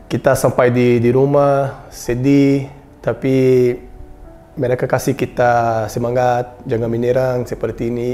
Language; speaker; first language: Indonesian; non-native, learner; Portuguese